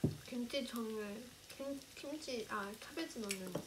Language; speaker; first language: Korean; non-native, fluent; Japanese